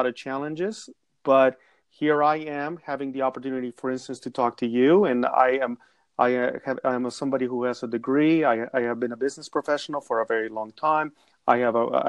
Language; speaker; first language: English; non-native, fluent; Spanish